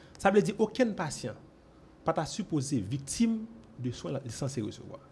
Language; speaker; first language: French; non-native, local second language; Haitian Creole